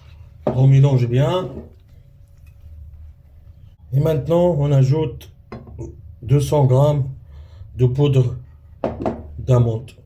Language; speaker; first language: French; non-native, local second language; Arabic